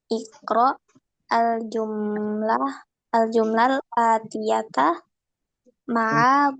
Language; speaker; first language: Arabic; non-native, learner; Indonesian